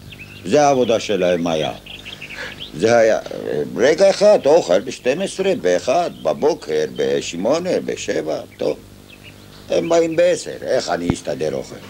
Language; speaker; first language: Hebrew; non-native, fluent; Ladino